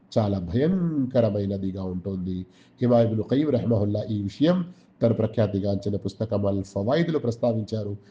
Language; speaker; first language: Telugu; non-native, local second language; Urdu